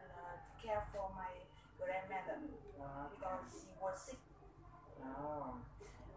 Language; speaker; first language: English; non-native, learner; Vietnamese